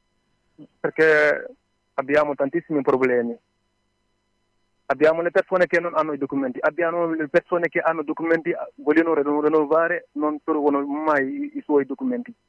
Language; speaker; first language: Italian; non-native, learner; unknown